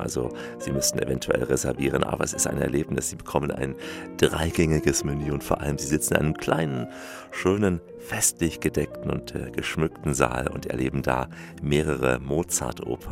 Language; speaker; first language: German; native; German